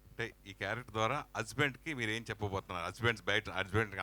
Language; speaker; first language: Telugu; native; Telugu